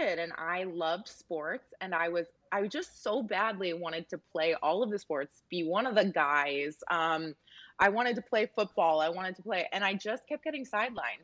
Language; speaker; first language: English; native; English